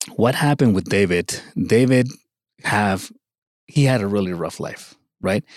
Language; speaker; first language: English; early bilingual, other home language; Spanish